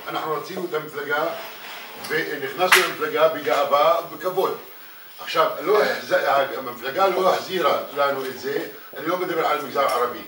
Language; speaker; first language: Hebrew; non-native, local second language; Arabic